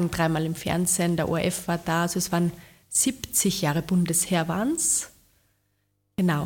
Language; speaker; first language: German; native; German